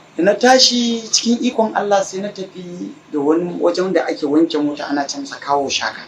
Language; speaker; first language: Hausa; native; Hausa